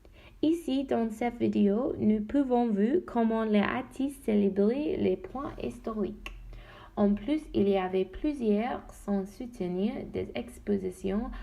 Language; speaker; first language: French; non-native, learner; Dutch